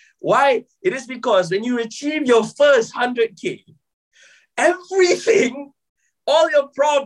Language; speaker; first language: English; non-native, local second language; Malay